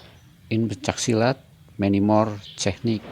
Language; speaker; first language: English; non-native, learner; Indonesian